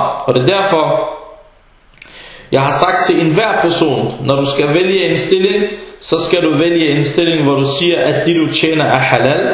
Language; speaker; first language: Danish; early bilingual, other home language; Arabic